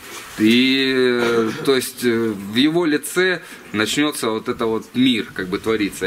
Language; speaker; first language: Russian; native; Russian